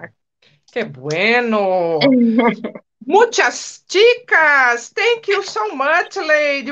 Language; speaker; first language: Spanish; non-native, fluent; Portuguese